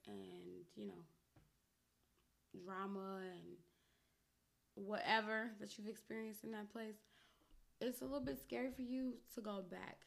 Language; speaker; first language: English; native; English